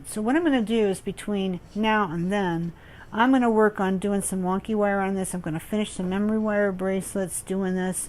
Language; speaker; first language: English; native; English